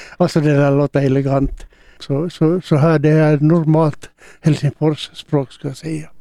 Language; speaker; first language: Swedish; native; Swedish